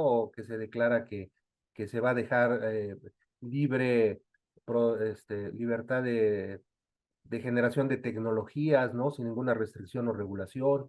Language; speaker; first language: Spanish; native; Spanish